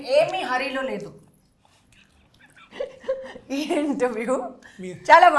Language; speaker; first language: Telugu; non-native, local second language; Hindi